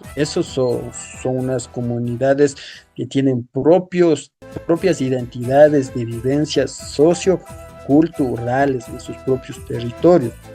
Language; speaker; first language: Spanish; non-native, local second language; Quechua